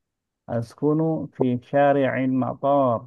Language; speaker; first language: Arabic; non-native, fluent; Indonesian